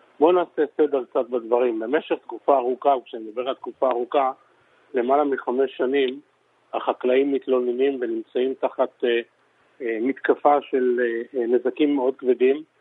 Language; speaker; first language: Hebrew; native; Hebrew